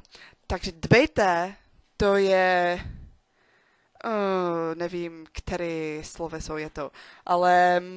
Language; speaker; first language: Czech; non-native, learner; English